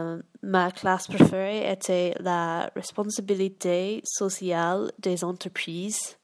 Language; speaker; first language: French; non-native, learner; English